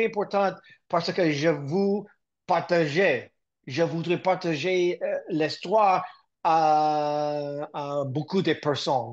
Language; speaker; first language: French; non-native, learner; English